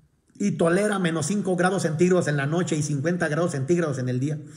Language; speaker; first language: Spanish; native; Spanish